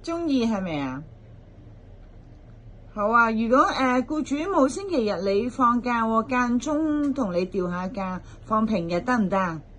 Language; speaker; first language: Cantonese; native; Cantonese